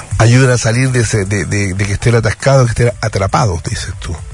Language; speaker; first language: Spanish; native; Spanish